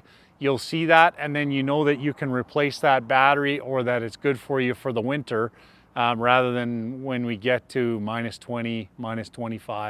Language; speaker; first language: English; native; English